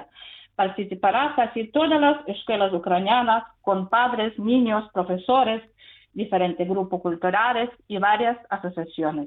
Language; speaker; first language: Spanish; non-native, fluent; Ukrainian